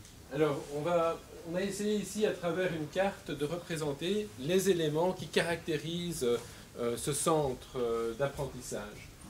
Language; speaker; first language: French; native; French